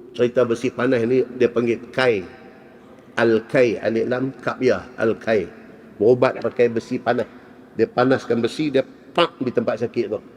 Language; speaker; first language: Malay; native; Malay